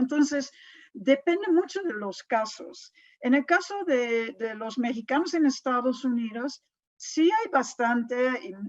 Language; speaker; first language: Spanish; non-native, fluent; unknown